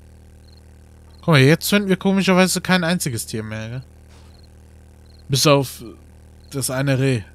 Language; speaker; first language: German; native; German